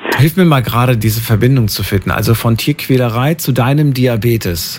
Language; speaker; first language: German; native; German